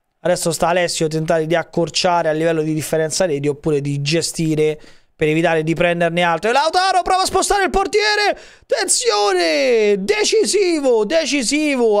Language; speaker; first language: Italian; native; Italian